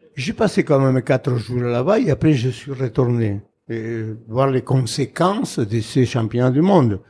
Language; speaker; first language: French; non-native, fluent; Spanish